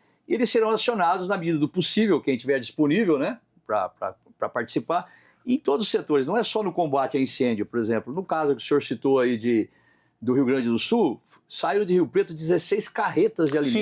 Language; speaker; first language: Portuguese; native; Portuguese